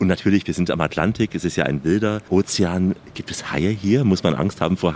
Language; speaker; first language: German; native; German